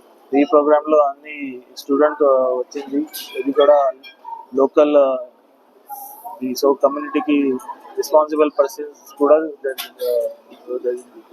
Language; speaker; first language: Telugu; non-native, local second language; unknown